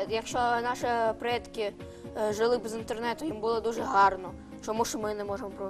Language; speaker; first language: Ukrainian; non-native, local second language; Russian